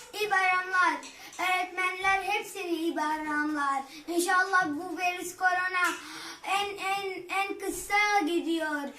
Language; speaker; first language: Turkish; non-native, learner; Arabic